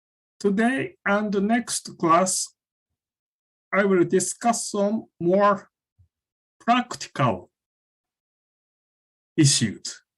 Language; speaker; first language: English; non-native, fluent; Japanese